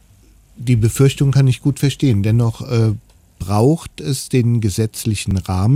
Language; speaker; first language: German; native; German